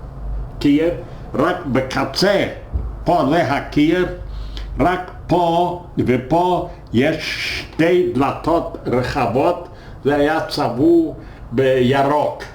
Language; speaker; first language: Hebrew; non-native, fluent; Yiddish